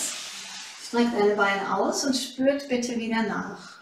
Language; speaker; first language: German; native; German